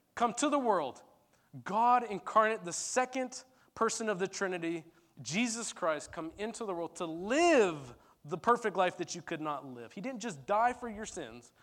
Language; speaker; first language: English; early bilingual, other home language; Turkish